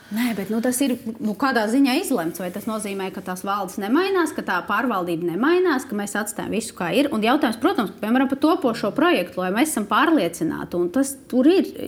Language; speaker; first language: Latvian; non-native, local second language; Russian